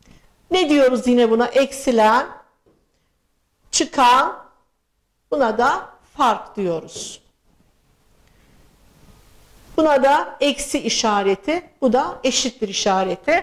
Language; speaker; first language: Turkish; native; Turkish